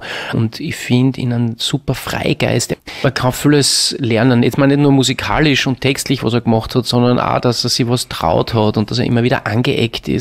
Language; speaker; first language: German; native; German